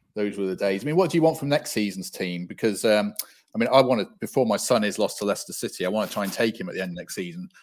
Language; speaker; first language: English; native; English